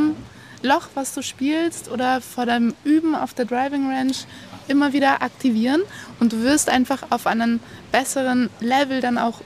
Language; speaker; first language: German; native; German